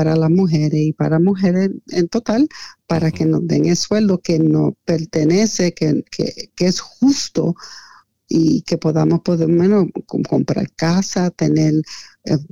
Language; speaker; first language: Spanish; early bilingual, heritage; Spanish